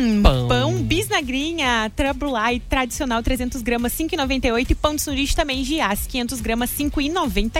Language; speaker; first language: Portuguese; native; Portuguese